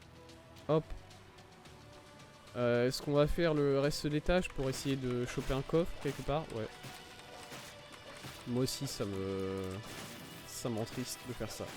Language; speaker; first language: French; native; French